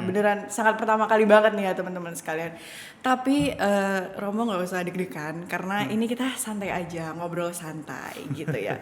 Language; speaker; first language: Indonesian; native; Indonesian